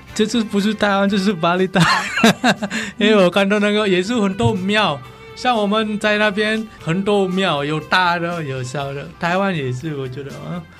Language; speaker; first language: Chinese; non-native, learner; Balinese